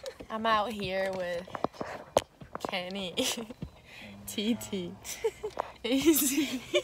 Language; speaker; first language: English; non-native, fluent; Portuguese